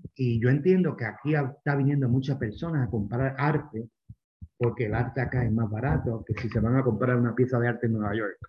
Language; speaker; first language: Spanish; native; Spanish